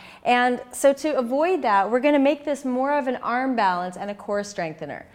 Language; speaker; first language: English; native; English